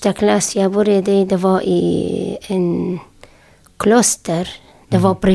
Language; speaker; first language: Swedish; non-native, learner; Syriac